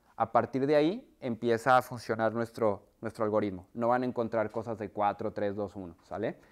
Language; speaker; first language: Spanish; native; Spanish